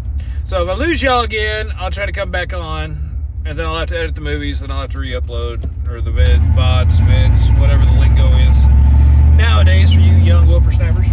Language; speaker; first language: English; native; English